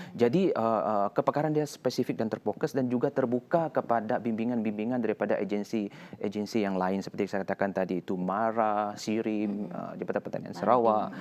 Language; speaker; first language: Malay; non-native, local second language; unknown